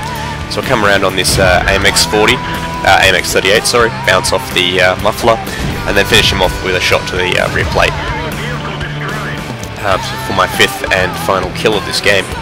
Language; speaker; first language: English; native; English